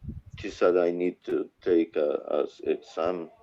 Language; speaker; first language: English; non-native, learner; Spanish